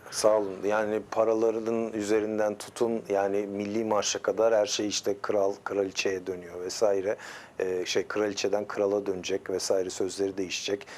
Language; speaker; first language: Turkish; native; Turkish